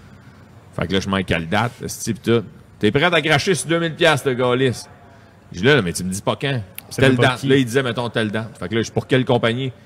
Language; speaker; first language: French; native; French